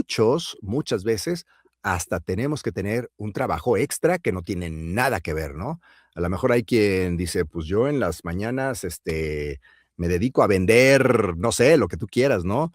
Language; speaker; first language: Spanish; native; Spanish